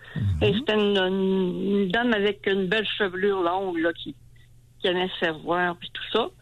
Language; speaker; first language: French; native; French